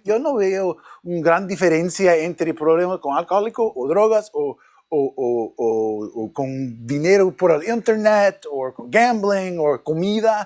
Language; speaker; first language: Spanish; non-native, learner; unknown